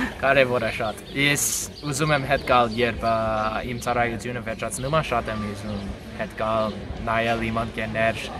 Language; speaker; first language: Armenian; non-native, learner; English